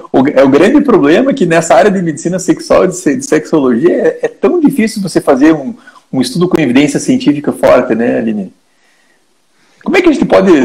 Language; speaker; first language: Portuguese; native; Portuguese